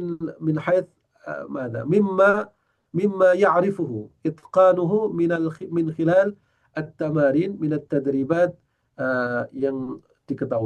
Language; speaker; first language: Arabic; non-native, fluent; Indonesian